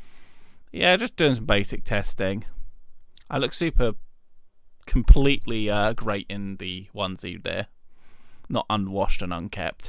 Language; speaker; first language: English; native; English